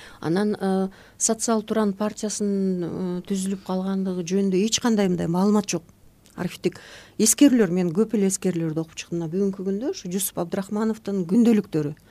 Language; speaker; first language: Kyrgyz; native; Kyrgyz